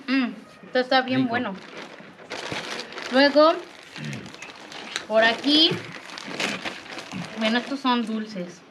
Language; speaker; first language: Spanish; native; Spanish